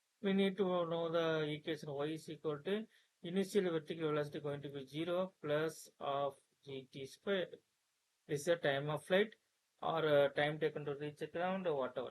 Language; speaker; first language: English; non-native, local second language; Tamil